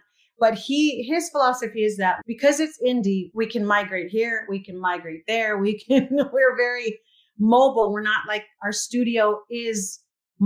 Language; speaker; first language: English; native; English